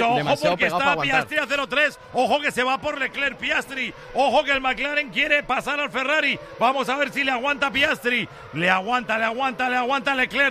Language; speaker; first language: Spanish; native; Spanish